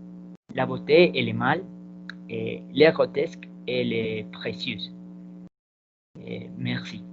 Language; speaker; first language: French; non-native, learner; Spanish